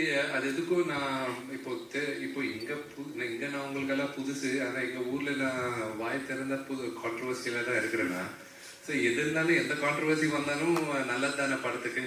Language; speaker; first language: Tamil; non-native, local second language; Malayalam